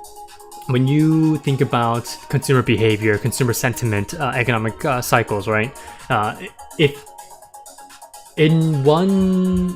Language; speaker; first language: English; native; English